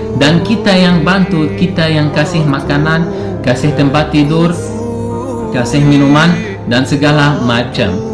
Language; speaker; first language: Indonesian; non-native, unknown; Arabic